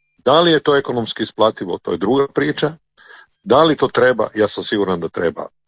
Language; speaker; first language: Croatian; native; Croatian